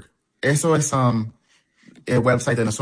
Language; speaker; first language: Spanish; early bilingual, heritage; English